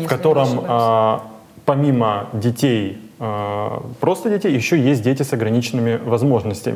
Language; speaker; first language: Russian; native; Russian